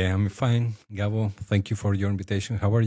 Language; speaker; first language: English; non-native, fluent; Spanish